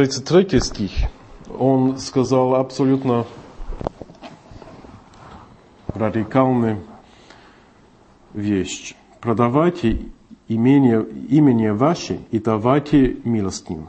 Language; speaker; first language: Russian; non-native, fluent; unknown